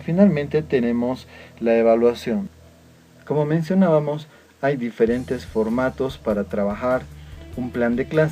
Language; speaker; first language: Spanish; native; Spanish